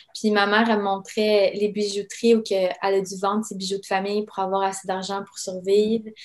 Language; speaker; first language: French; early bilingual, other home language; Serbian